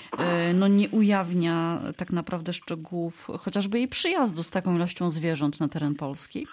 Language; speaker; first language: Polish; native; Polish